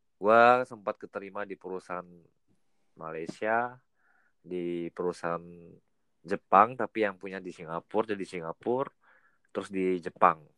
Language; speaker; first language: Indonesian; native; Indonesian